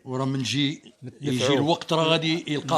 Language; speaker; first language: Arabic; native; Arabic